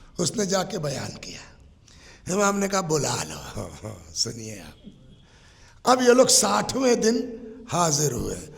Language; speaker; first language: Urdu; native; Urdu